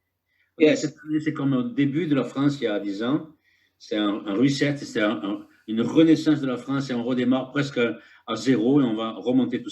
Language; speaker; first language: French; native; French